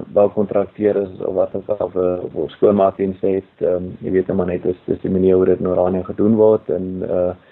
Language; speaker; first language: Afrikaans; non-native, fluent; German